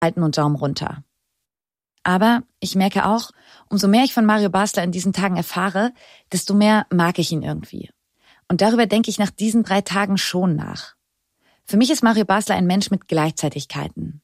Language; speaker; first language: German; native; German